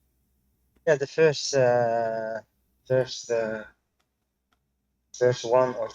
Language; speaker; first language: English; non-native, learner; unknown